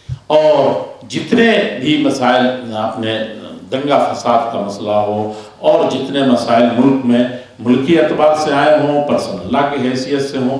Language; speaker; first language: Urdu; native; Urdu